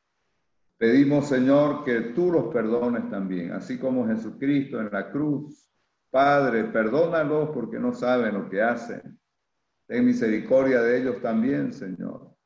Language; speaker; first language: Spanish; native; Spanish